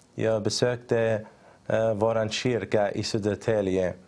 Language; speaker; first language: Swedish; non-native, fluent; Arabic